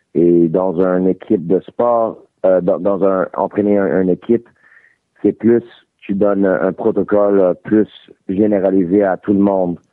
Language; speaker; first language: French; native; French